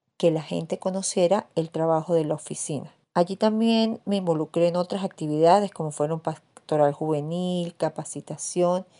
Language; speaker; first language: Spanish; native; Spanish